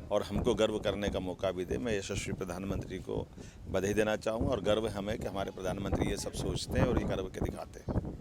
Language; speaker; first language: Hindi; native; Hindi